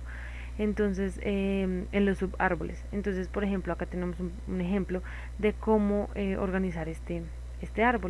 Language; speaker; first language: Spanish; native; Spanish